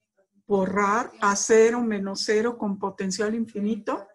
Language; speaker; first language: Spanish; native; Spanish